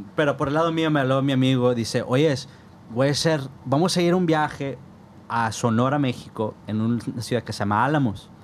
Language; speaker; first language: Spanish; early bilingual, heritage; Spanish